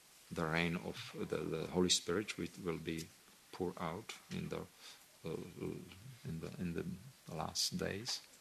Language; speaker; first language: English; non-native, fluent; Slovak